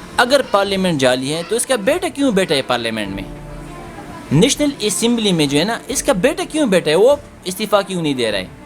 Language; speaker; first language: Urdu; non-native, local second language; Pashto